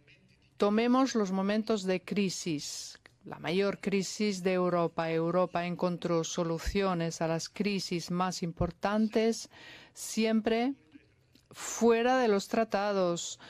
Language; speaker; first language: Spanish; non-native, fluent; Italian